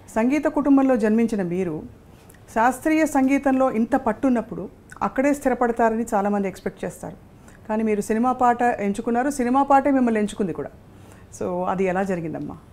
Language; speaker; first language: Telugu; native; Telugu